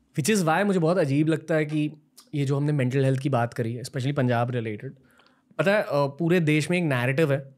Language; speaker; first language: Hindi; native; Hindi